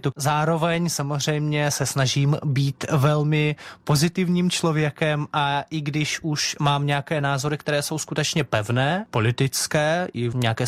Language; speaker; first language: Czech; non-native, fluent; Russian